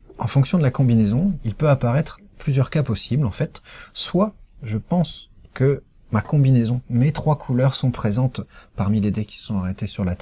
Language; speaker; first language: French; native; French